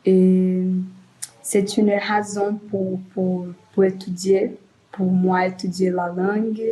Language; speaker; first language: French; non-native, learner; Portuguese